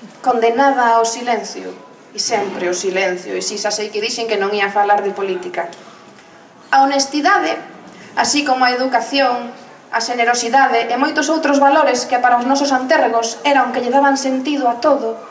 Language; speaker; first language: Galician; native; Galician